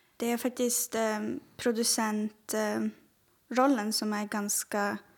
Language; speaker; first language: Swedish; native; Swedish